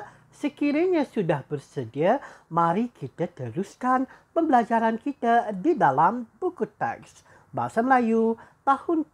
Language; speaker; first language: Malay; native; Malay